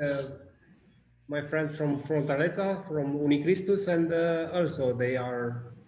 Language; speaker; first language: English; non-native, learner; Romanian